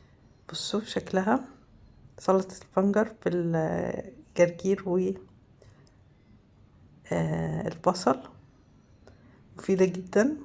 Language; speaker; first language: Arabic; native; Arabic